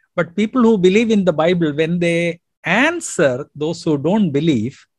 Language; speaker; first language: English; non-native, local second language; Malayalam